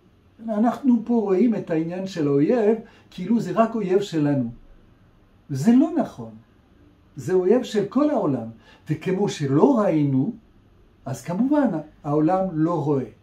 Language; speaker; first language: Hebrew; non-native, fluent; French